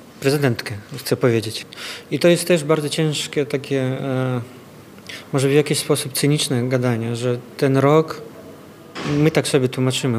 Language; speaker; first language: Polish; non-native, fluent; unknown